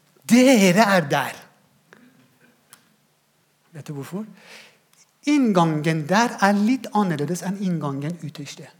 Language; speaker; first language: Norwegian; non-native, fluent; Persian